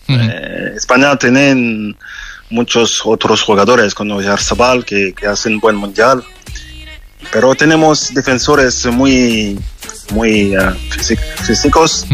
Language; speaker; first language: Spanish; non-native, fluent; French